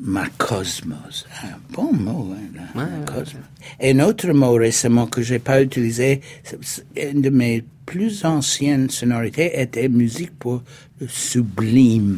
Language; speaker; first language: French; non-native, fluent; English